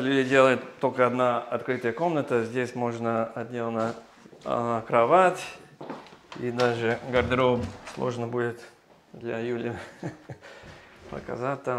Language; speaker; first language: Russian; non-native, learner; English